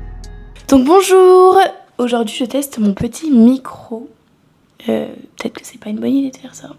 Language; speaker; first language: French; native; French